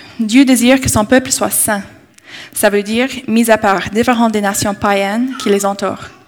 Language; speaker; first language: French; non-native, fluent; English